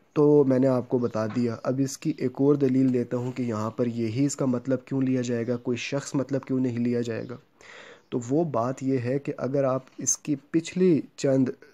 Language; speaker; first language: Urdu; native; Urdu